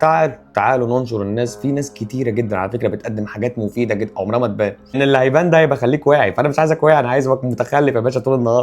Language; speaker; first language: Arabic; native; Arabic